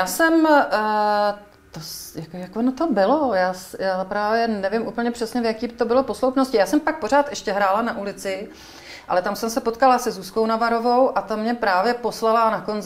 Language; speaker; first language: Czech; native; Czech